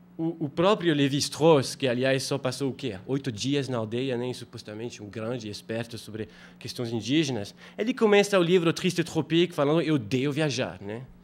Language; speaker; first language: Portuguese; non-native, fluent; French